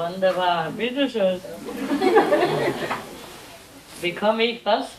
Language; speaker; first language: German; non-native, learner; Vietnamese